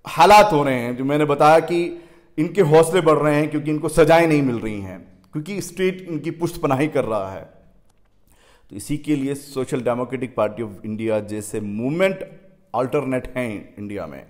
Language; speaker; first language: Hindi; native; Hindi